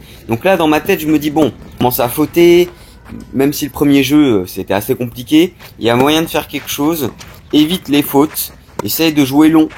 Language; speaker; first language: French; native; French